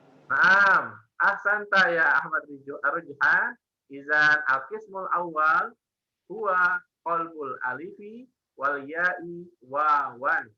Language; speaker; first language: Arabic; non-native, fluent; Indonesian